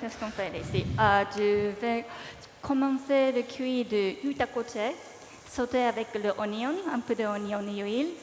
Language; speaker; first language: French; non-native, learner; Japanese